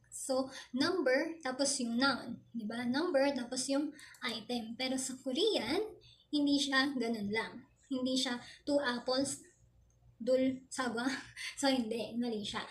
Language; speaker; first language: Filipino; native; Filipino